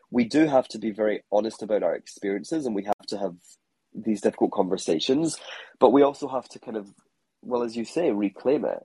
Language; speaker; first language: English; native; English